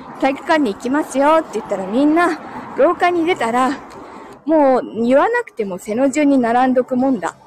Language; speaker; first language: Japanese; native; Japanese